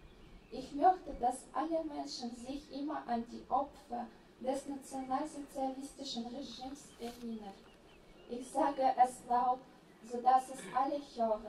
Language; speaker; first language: German; non-native, fluent; Russian